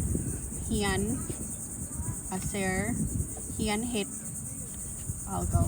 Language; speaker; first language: Spanish; non-native, learner; Lao